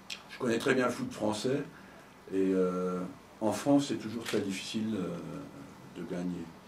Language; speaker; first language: French; native; French